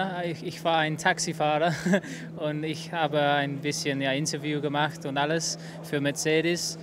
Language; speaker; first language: German; non-native, learner; English